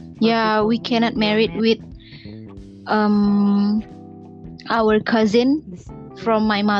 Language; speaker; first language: English; non-native, learner; Indonesian